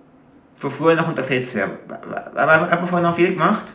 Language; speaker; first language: German; native; German